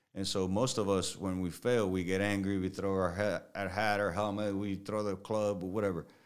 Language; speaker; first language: English; early bilingual, other home language; Spanish